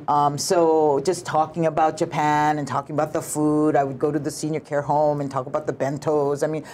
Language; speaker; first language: English; early bilingual, other home language; Japanese